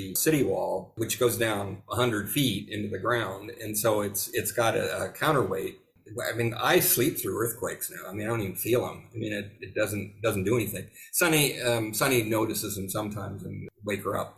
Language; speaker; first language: English; native; English